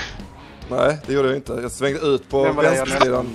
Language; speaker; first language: Swedish; native; Swedish